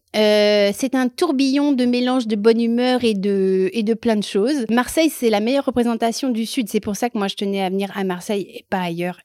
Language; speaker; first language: French; native; French